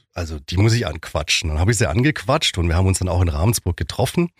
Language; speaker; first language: German; native; German